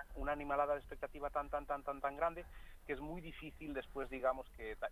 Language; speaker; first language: Spanish; non-native, local second language; Galician